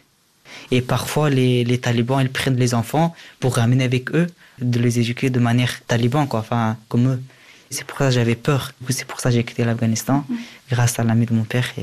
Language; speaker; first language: French; early bilingual, other home language; Persian